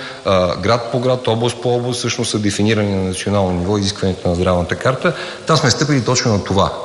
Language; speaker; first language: Bulgarian; native; Bulgarian